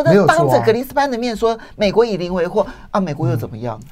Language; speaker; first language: Chinese; native; Chinese